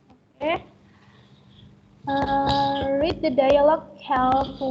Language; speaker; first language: English; non-native, fluent; Indonesian